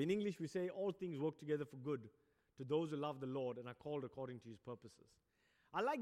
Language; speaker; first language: English; native; English